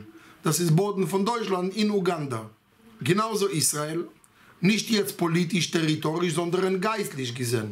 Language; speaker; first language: German; non-native, fluent; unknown